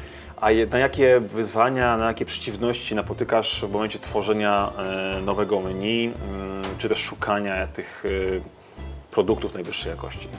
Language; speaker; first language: Polish; native; Polish